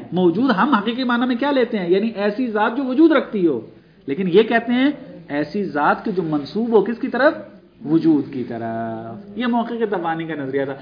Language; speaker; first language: Urdu; non-native, local second language; Punjabi